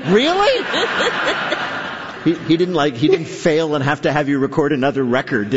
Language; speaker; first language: English; native; English